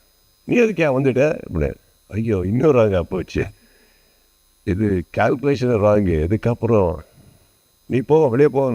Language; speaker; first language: Tamil; non-native, learner; Kannada